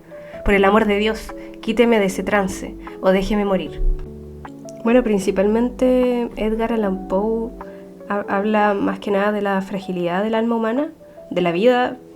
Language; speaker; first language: Spanish; native; Spanish